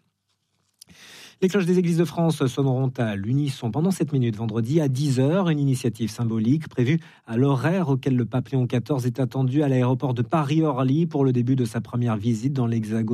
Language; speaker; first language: French; native; French